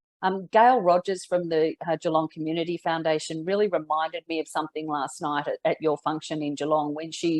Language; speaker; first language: English; native; English